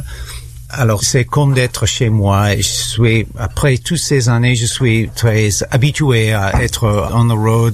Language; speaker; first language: French; non-native, learner; English